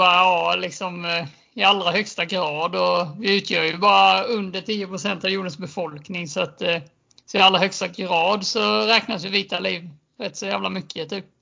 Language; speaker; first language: Swedish; native; Swedish